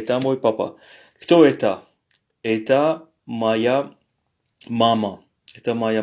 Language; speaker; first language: Russian; non-native, learner; French